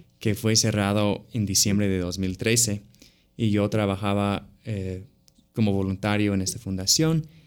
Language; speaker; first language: Spanish; non-native, fluent; English